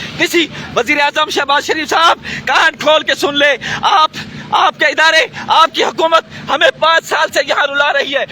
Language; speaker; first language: Urdu; non-native, local second language; Sindhi